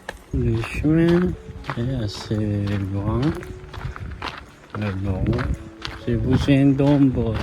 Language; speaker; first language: French; non-native, learner; Korean